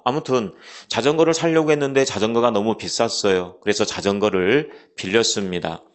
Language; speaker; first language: Korean; native; Korean